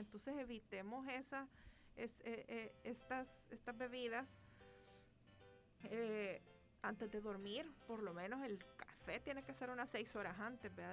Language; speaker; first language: Spanish; native; Spanish